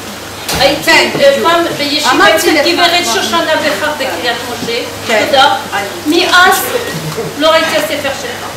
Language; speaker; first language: Hebrew; non-native, learner; French